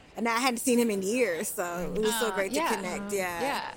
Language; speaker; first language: English; native; English